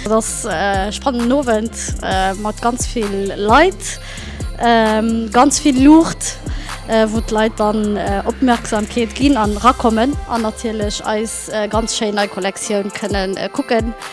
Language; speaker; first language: German; non-native, learner; Luxembourgish